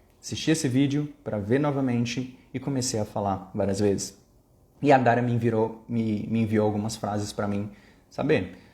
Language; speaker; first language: Portuguese; native; Portuguese